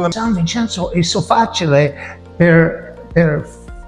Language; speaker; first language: Italian; non-native, learner; English